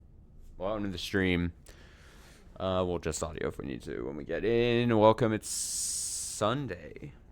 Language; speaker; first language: English; native; English